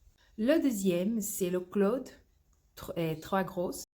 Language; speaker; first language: French; non-native, fluent; Portuguese